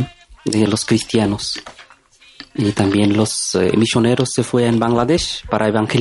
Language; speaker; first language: Spanish; non-native, learner; Bangla